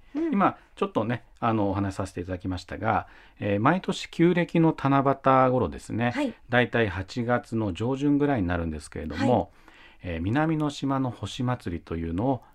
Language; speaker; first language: Japanese; native; Japanese